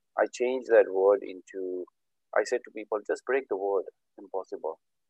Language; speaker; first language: English; native; English